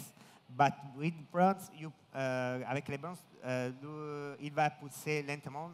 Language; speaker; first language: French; non-native, learner; Italian